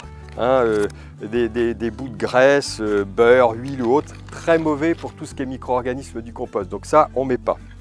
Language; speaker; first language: French; native; French